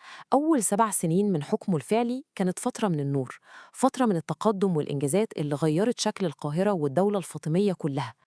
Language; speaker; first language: Arabic; native; Arabic